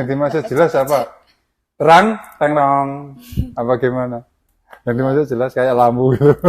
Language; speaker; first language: Indonesian; native; Indonesian